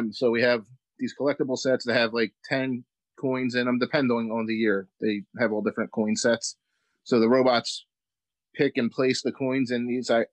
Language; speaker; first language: English; native; English